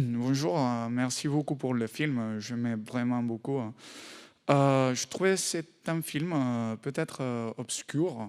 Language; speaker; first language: French; non-native, learner; Spanish